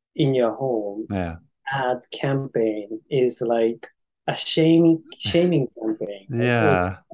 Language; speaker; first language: English; non-native, fluent; Japanese